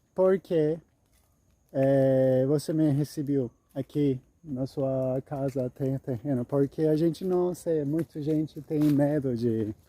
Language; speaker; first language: Portuguese; non-native, learner; Turkish